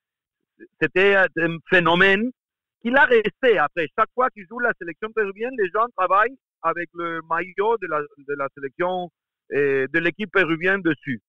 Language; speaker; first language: French; non-native, fluent; Spanish